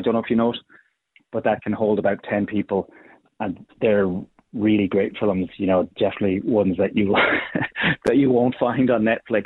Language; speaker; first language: English; native; English